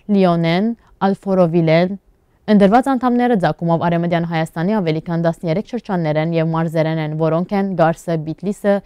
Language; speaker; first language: Armenian; early bilingual, heritage; Armenian